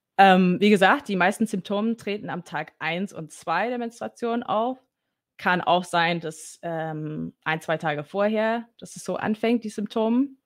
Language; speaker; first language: German; non-native, fluent; English